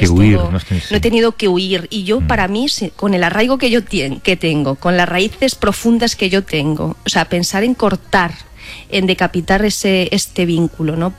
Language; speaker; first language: Spanish; native; Spanish